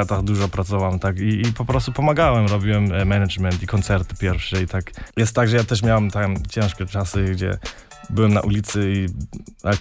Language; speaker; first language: Polish; non-native, fluent; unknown